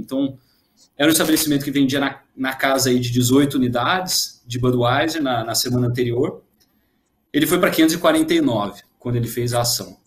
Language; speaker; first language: Portuguese; native; Portuguese